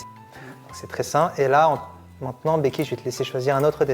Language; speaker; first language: French; native; French